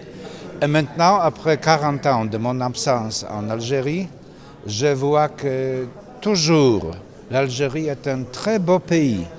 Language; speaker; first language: French; non-native, fluent; Polish